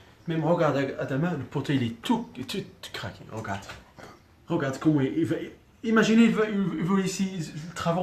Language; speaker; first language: French; non-native, learner; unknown